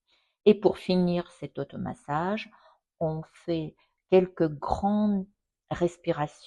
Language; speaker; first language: French; non-native, fluent; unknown